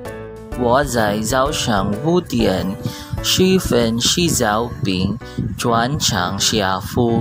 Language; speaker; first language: Chinese; non-native, learner; Filipino